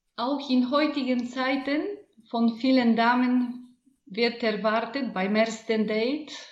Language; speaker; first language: German; non-native, fluent; Bulgarian